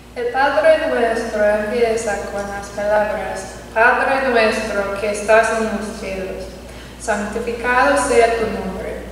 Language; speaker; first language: Spanish; non-native, learner; English